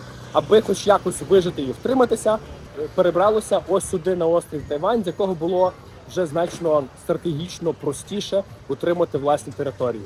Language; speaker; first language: Ukrainian; native; Ukrainian